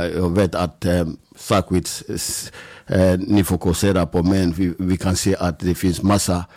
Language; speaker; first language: Swedish; non-native, fluent; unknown